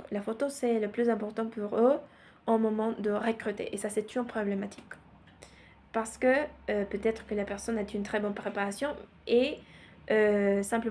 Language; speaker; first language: French; non-native, learner; Spanish